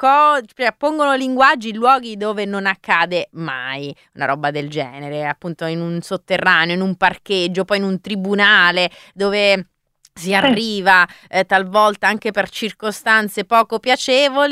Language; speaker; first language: Italian; native; Italian